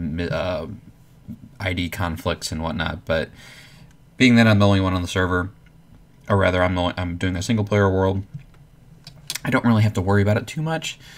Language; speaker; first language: English; native; English